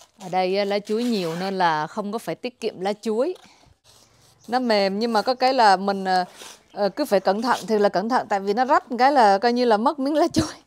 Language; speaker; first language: Vietnamese; native; Vietnamese